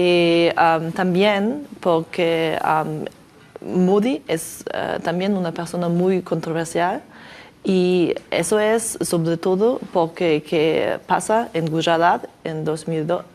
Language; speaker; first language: Spanish; non-native, learner; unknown